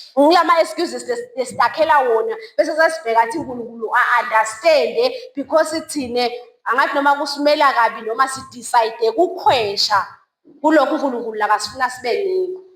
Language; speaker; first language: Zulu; non-native, local second language; Swati